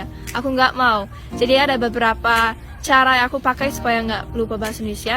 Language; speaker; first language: Indonesian; early bilingual, other home language; English